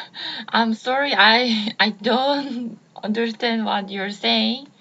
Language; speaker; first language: English; non-native, learner; Korean